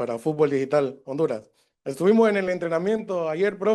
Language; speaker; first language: Spanish; native; Spanish